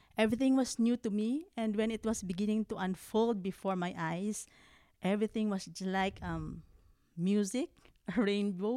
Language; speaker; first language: English; non-native, local second language; Hiligaynon